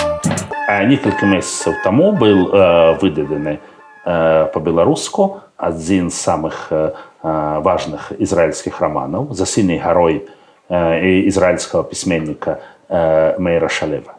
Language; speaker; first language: Belarusian; non-native, fluent; Russian